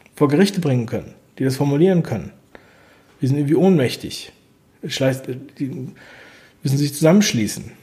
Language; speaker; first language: German; native; German